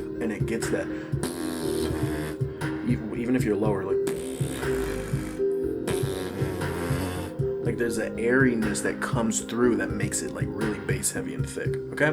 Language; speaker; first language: English; native; English